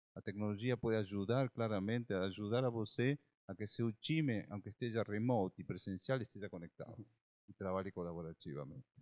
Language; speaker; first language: Portuguese; non-native, learner; Spanish